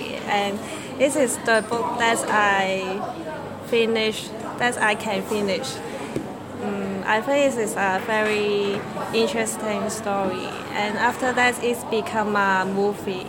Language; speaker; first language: English; non-native, learner; Cantonese